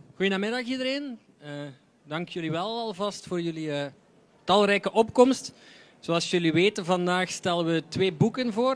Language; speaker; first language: Dutch; native; Dutch